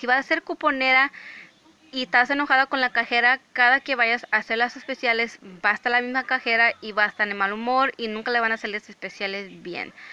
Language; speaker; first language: Spanish; early bilingual, heritage; English